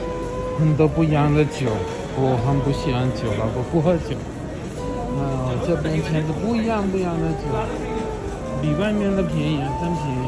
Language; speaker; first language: Chinese; non-native, fluent; Hindi